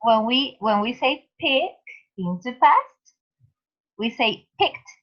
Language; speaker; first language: English; non-native, fluent; Spanish